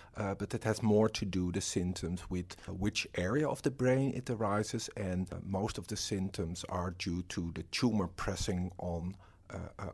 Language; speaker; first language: English; non-native, fluent; Dutch